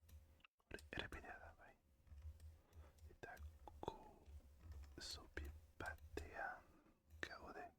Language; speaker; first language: Basque; non-native, learner; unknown